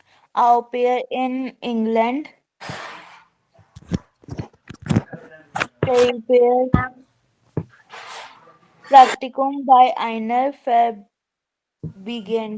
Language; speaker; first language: German; non-native, learner; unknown